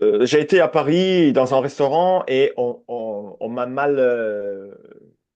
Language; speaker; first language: French; non-native, fluent; Italian